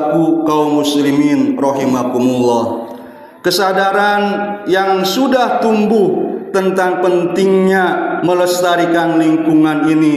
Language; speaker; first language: Indonesian; native; Indonesian